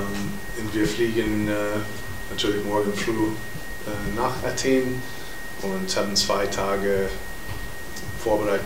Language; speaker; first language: German; non-native, fluent; English